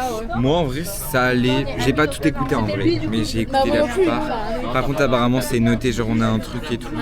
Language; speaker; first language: French; native; French